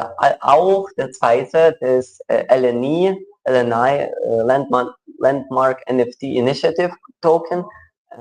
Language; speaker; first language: German; non-native, local second language; Ukrainian